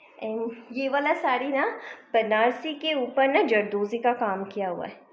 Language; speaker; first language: Hindi; non-native, local second language; Bangla